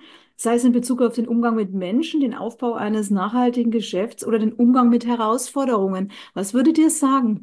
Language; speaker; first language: German; native; German